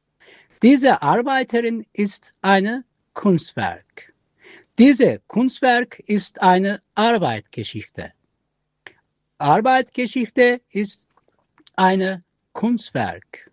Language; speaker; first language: German; non-native, learner; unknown